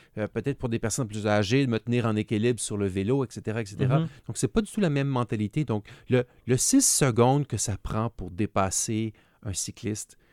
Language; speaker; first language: French; native; French